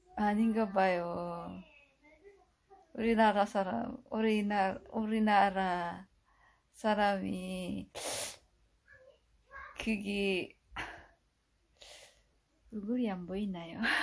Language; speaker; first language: Korean; non-native, fluent; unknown